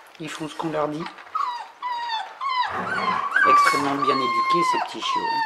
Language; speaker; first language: French; native; French